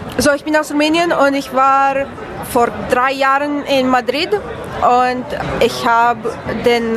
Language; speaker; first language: German; non-native, learner; Romanian